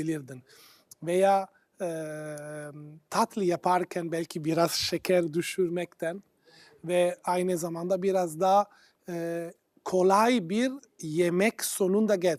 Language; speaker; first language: Turkish; non-native, fluent; Italian